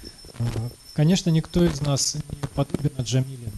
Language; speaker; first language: Russian; native; Russian